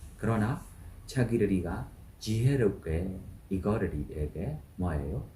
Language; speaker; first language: Korean; non-native, learner; Burmese